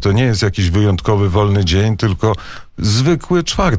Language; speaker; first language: Polish; native; Polish